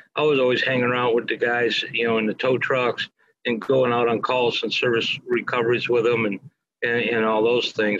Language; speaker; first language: English; native; English